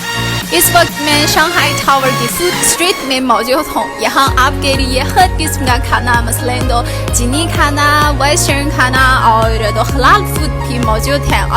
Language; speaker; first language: Urdu; non-native, fluent; Chinese